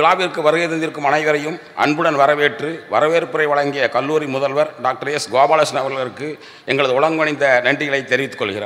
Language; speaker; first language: Tamil; native; Tamil